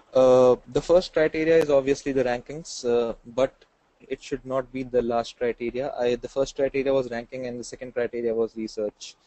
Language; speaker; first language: English; non-native, local second language; Hindi